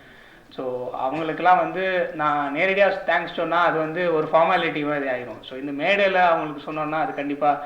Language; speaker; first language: Tamil; native; Tamil